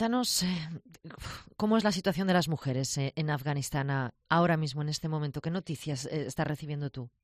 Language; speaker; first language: Spanish; native; Spanish